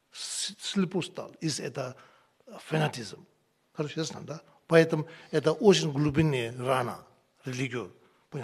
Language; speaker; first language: Russian; non-native, learner; Tibetan